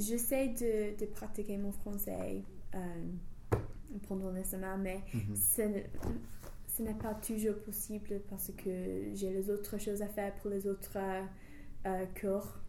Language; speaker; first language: French; non-native, fluent; English